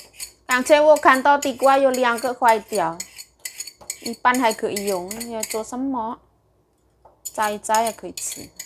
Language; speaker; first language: Chinese; non-native, learner; Indonesian